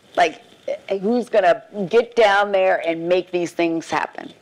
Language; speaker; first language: English; native; English